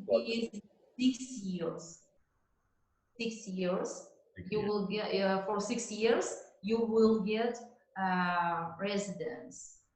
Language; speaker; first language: English; non-native, learner; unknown